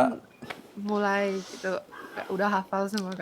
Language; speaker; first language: Indonesian; non-native, fluent; Finnish